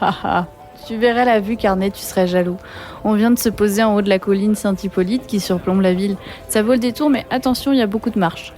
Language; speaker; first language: French; native; French